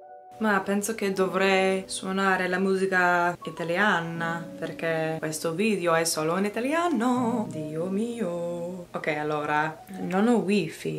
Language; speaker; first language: Italian; non-native, learner; English